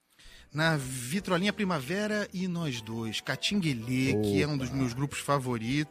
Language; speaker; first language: Portuguese; native; Portuguese